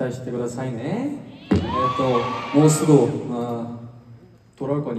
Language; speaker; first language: Japanese; non-native, fluent; Korean